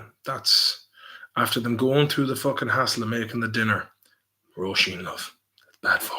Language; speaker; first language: English; native; English